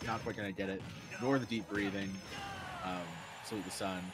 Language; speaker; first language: English; native; English